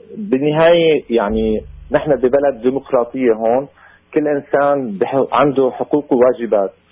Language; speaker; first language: Arabic; native; Arabic